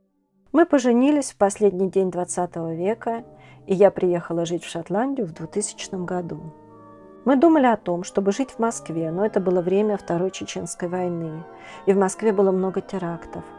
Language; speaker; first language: Russian; native; Russian